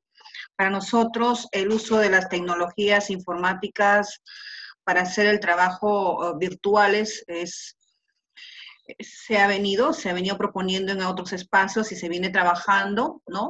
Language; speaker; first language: Spanish; native; Spanish